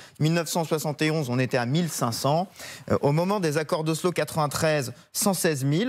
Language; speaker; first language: French; native; French